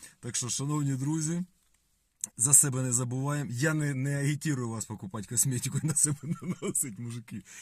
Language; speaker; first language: Ukrainian; native; Ukrainian